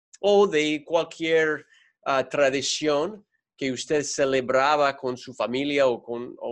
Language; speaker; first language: Spanish; non-native, fluent; English